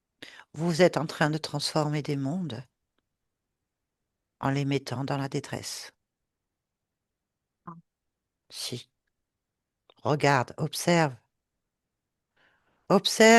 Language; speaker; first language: French; native; French